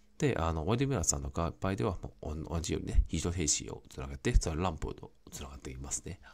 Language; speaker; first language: Japanese; non-native, fluent; Cantonese